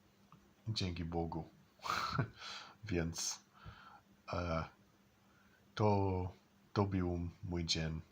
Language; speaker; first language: Polish; non-native, learner; English